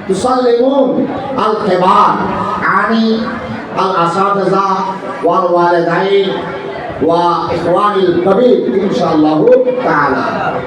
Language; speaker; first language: Arabic; non-native, fluent; Bangla